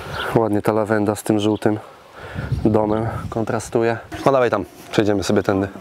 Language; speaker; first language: Polish; native; Polish